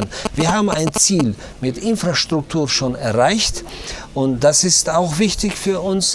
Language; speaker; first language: German; non-native, fluent; Tajik